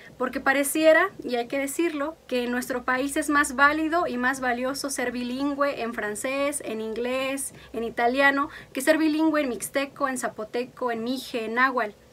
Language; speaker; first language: Spanish; non-native, local second language; Mixtepec Mixtec